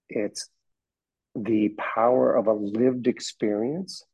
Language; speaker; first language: English; native; English